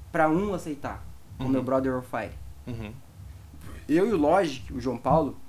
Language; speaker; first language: Portuguese; native; Portuguese